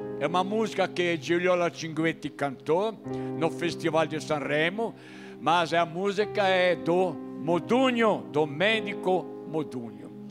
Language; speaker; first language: Portuguese; non-native, fluent; Italian